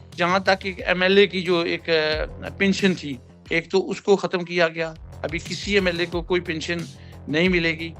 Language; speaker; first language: Urdu; non-native, local second language; Punjabi